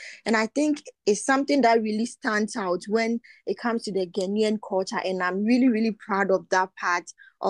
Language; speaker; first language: English; non-native, local second language; Akan